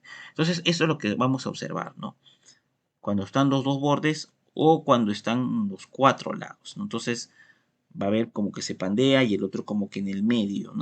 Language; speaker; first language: Spanish; native; Spanish